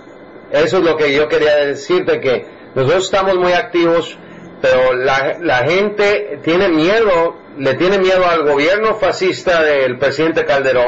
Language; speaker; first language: Spanish; native; Spanish